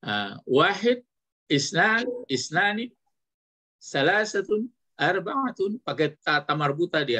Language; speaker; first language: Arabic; non-native, fluent; Indonesian